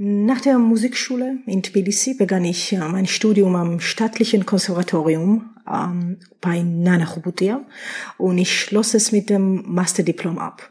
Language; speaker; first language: German; non-native, fluent; Georgian